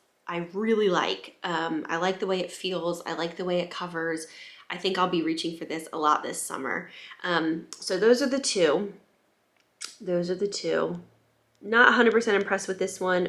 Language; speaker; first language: English; native; English